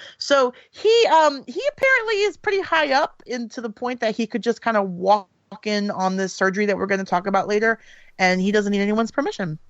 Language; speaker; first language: English; native; English